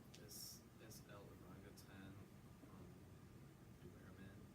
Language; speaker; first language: Spanish; non-native, learner; English